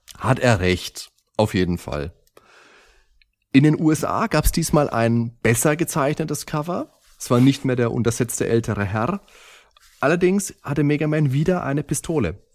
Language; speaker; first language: German; native; German